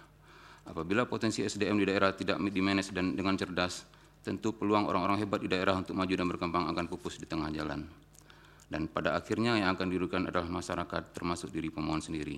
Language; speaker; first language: Indonesian; native; Indonesian